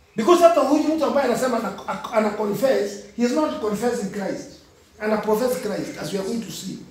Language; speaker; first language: English; non-native, local second language; Swahili